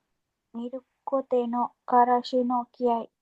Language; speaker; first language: Japanese; non-native, learner; Sinhala